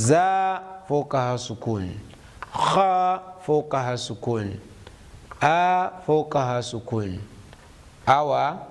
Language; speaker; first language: Arabic; non-native, fluent; Hausa